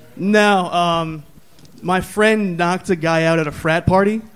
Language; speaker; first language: English; native; English